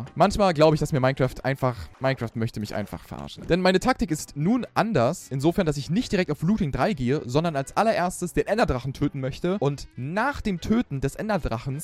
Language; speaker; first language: German; native; German